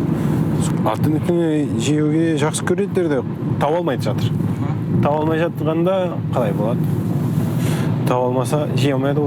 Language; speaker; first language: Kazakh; early bilingual, heritage; Kazakh